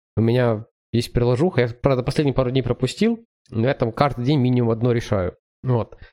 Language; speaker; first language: Russian; native; Russian